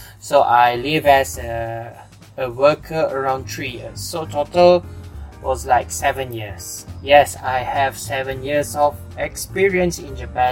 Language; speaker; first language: English; non-native, local second language; Malay